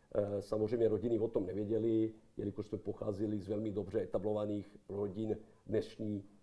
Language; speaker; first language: Czech; non-native, fluent; Serbian